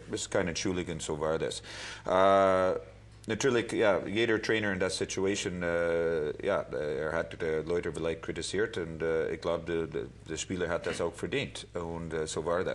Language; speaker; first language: German; non-native, learner; English